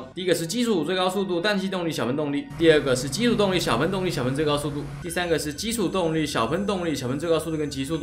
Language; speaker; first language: Chinese; native; Chinese